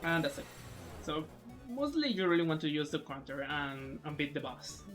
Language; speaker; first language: English; non-native, fluent; Spanish